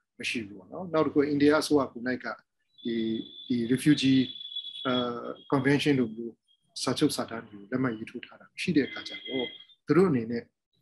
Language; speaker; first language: Burmese; non-native, local second language; Hakha Chin